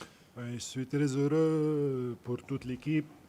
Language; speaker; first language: French; non-native, local second language; Arabic